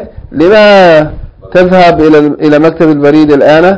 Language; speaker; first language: Arabic; non-native, fluent; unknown